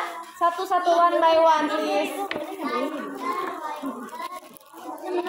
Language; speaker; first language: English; non-native, fluent; Indonesian